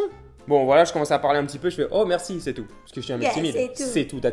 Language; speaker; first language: French; native; French